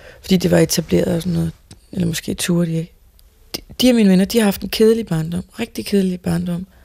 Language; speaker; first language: Danish; native; Danish